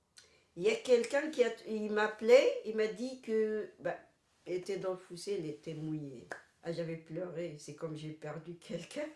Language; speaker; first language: French; non-native, local second language; Arabic